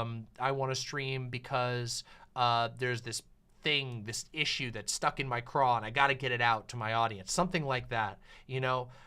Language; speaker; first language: English; native; English